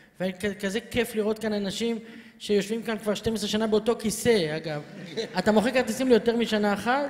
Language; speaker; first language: Hebrew; native; Hebrew